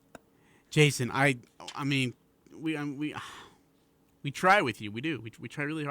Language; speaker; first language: English; native; English